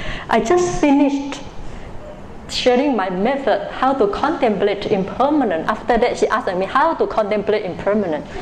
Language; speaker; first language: English; non-native, local second language; Chinese